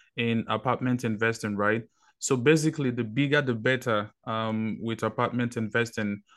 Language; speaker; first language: English; non-native, local second language; Igbo